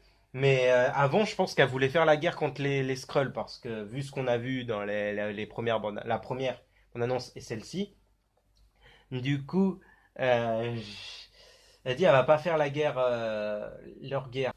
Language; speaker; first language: French; native; French